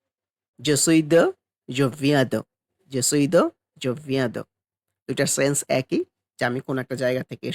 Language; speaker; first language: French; non-native, fluent; Bangla